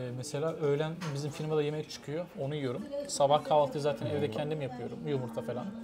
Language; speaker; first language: Turkish; native; Turkish